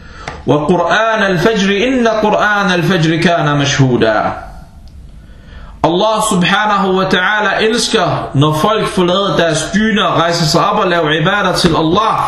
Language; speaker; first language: Danish; non-native, fluent; Arabic